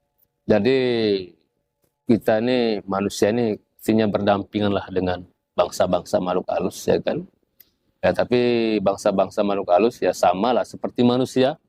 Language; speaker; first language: Indonesian; native; Indonesian